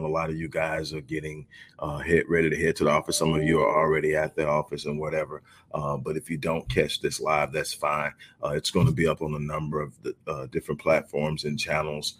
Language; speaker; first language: English; native; English